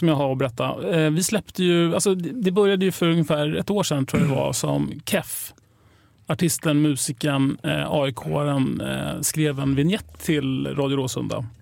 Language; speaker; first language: Swedish; native; Swedish